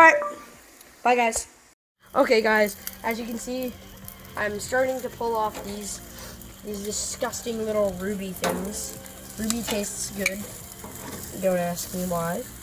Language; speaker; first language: English; native; English